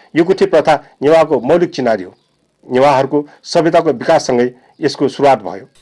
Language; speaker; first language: Nepali; non-native, local second language; Newari